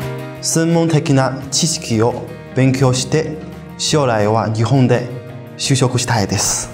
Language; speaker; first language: Japanese; non-native, learner; Chinese